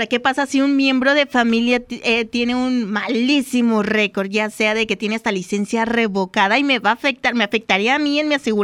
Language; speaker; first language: Spanish; native; Spanish